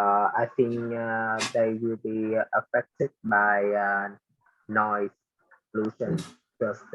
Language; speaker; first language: English; non-native, learner; Vietnamese